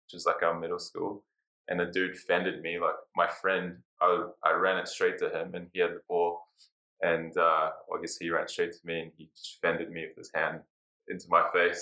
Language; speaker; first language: English; native; English